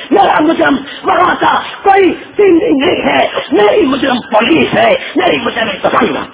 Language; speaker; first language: Urdu; non-native, local second language; Punjabi